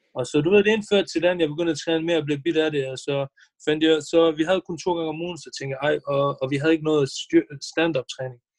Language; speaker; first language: Danish; early bilingual, other home language; Bosnian